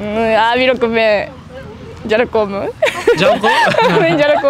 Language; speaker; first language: Kyrgyz; non-native, learner; Japanese